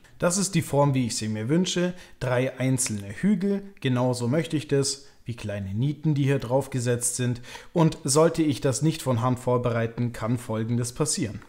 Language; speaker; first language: German; native; German